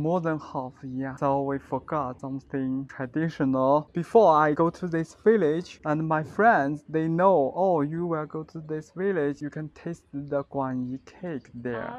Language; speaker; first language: English; non-native, fluent; Chinese